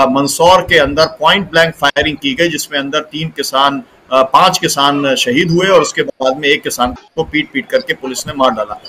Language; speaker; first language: Hindi; native; Hindi